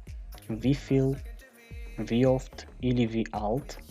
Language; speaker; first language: German; non-native, fluent; Macedonian